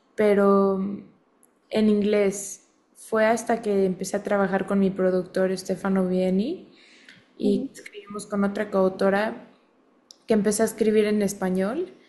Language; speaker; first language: Spanish; native; Spanish